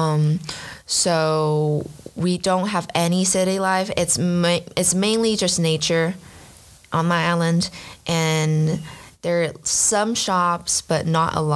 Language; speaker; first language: English; non-native, fluent; Chinese